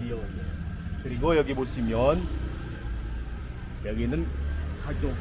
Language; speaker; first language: Korean; non-native, fluent; Indonesian